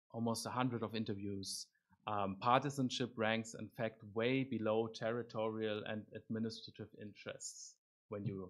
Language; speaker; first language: English; non-native, fluent; German